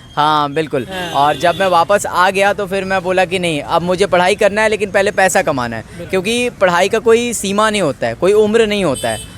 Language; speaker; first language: Hindi; native; Hindi